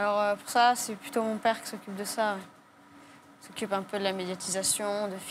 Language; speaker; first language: French; native; French